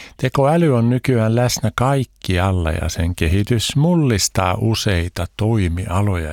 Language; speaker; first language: Finnish; early bilingual, heritage; Finnish